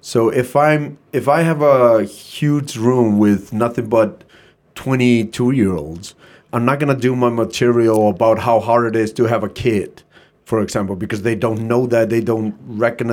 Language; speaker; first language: English; non-native, fluent; Icelandic